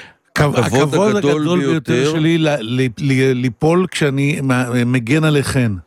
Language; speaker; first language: Hebrew; native; Hebrew